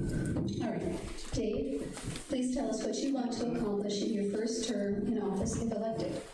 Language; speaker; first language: English; native; English